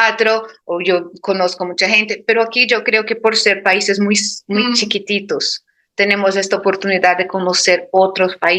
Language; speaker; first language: Spanish; non-native, fluent; Portuguese